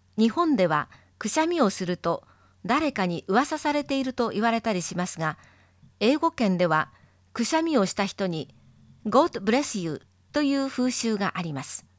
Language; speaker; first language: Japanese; non-native, fluent; English